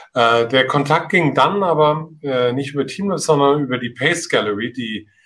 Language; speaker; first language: German; native; German